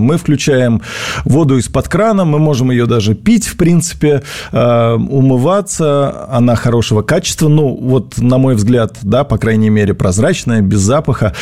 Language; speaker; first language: Russian; native; Russian